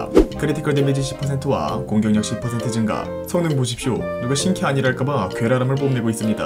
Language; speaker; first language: Korean; native; Korean